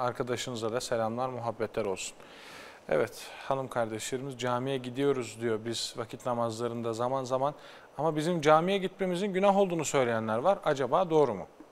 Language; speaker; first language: Turkish; native; Turkish